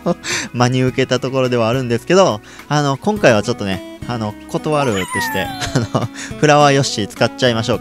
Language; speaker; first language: Japanese; native; Japanese